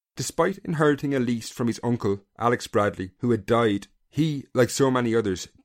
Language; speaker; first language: English; native; English